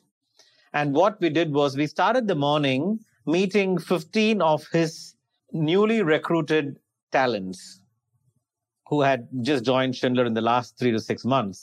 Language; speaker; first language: English; non-native, local second language; Tamil